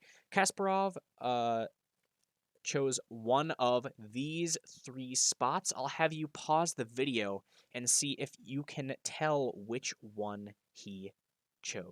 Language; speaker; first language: English; native; English